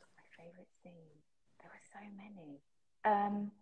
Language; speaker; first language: English; native; English